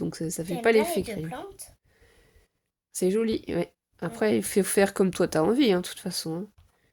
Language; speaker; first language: French; native; French